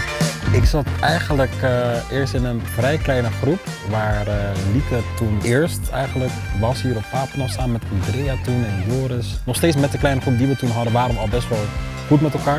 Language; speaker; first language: Dutch; native; Dutch